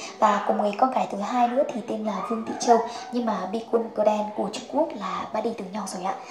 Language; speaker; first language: Vietnamese; non-native, local second language; Hmong